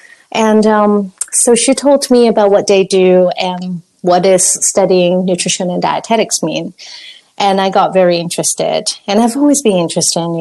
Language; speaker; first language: English; non-native, local second language; Cantonese